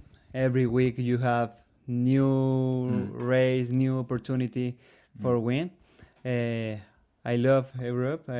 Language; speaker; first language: English; non-native, learner; Spanish